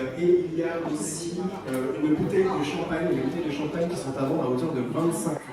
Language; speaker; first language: French; native; French